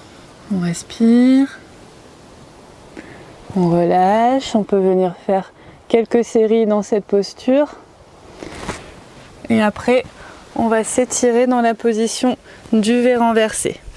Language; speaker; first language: French; native; French